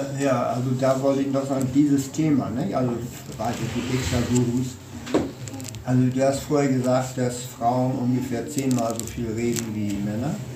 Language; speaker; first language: German; native; German